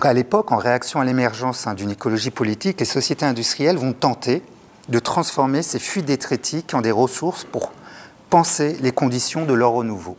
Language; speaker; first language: French; native; French